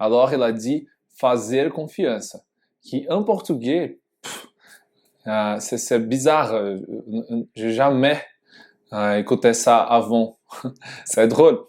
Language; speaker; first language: French; non-native, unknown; Portuguese